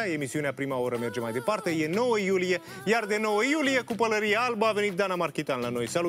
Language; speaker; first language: Romanian; native; Romanian